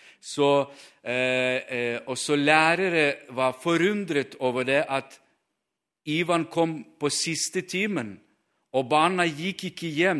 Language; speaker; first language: Norwegian; non-native, fluent; Ukrainian